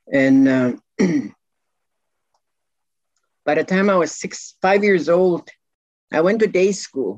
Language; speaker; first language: English; non-native, local second language; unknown